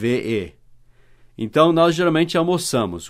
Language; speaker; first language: Portuguese; non-native, fluent; English